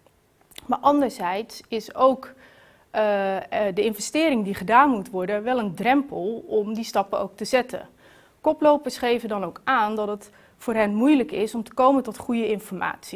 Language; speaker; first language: Dutch; native; Dutch